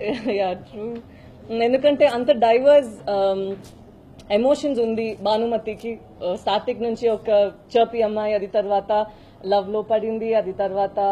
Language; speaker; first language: Telugu; non-native, fluent; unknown